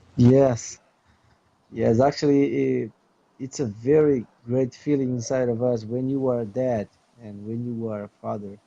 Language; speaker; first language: English; non-native, fluent; Portuguese